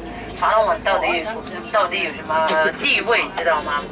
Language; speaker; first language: Chinese; non-native, fluent; Arabic